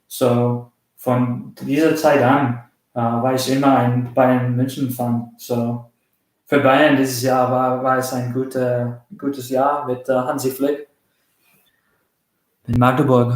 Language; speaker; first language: German; early bilingual, heritage; German